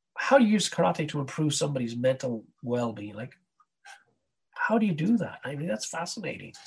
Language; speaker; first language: English; native; English